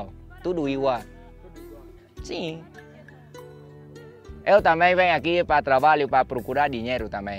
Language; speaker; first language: Portuguese; non-native, learner; Vietnamese